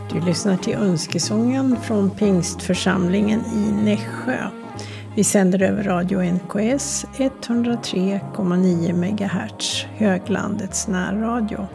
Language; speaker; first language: Swedish; native; Swedish